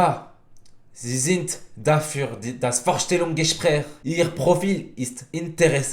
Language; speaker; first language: German; non-native, fluent; French